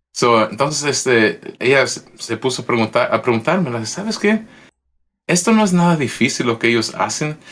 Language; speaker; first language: Spanish; early bilingual, heritage; Spanish